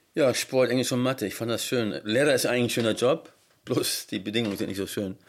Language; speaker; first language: German; early bilingual, heritage; German